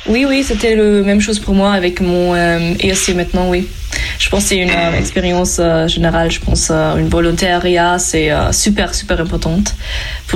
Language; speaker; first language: French; non-native, fluent; German